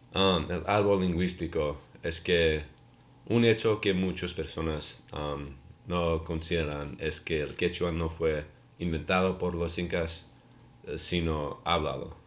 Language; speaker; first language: Spanish; non-native, learner; English